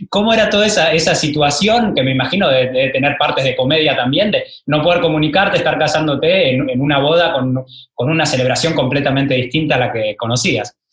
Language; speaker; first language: Spanish; native; Spanish